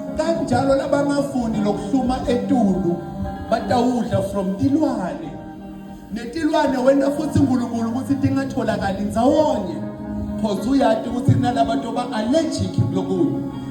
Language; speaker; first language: Zulu; non-native, local second language; Swati